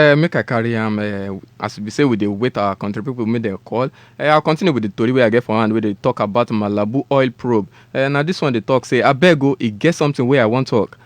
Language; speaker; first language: Nigerian Pidgin; non-native, local second language; Yoruba